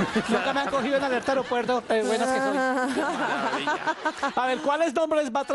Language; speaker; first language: Spanish; native; Spanish